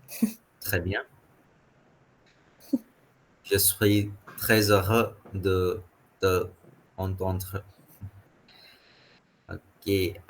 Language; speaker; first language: French; non-native, fluent; Hindi